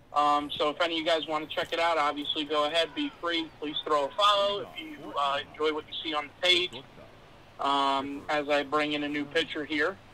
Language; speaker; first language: English; native; English